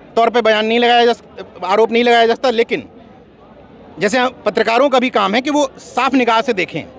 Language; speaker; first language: Hindi; native; Hindi